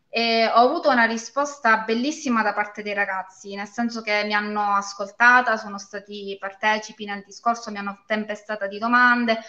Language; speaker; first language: Italian; native; Italian